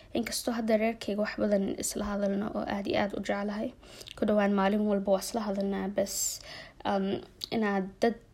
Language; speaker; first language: Arabic; non-native, learner; Somali